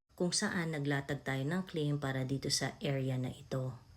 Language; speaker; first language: Filipino; native; Filipino